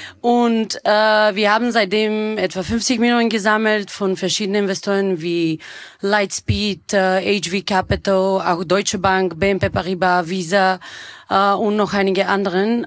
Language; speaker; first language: German; non-native, fluent; Bulgarian